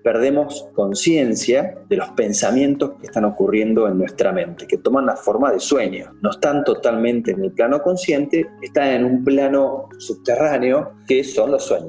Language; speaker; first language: Spanish; native; Spanish